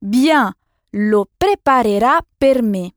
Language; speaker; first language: Italian; non-native, fluent; French